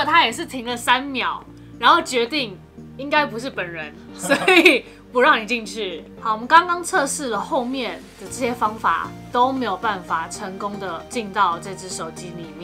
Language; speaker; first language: Chinese; native; Chinese